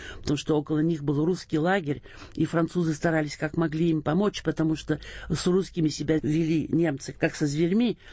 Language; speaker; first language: Russian; early bilingual, heritage; Russian